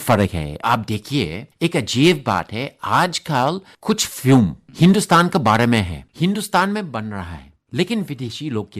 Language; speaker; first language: Hindi; non-native, fluent; English